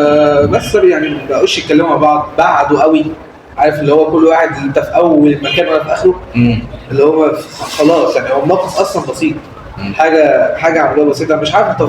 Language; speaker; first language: Arabic; native; Arabic